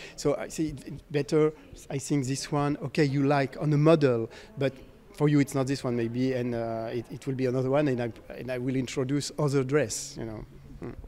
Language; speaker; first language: English; non-native, fluent; French